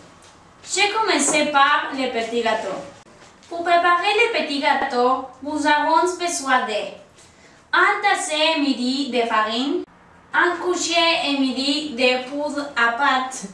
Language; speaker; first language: French; non-native, learner; Spanish